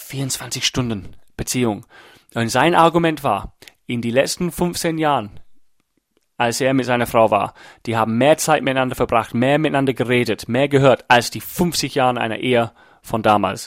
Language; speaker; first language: German; non-native, fluent; English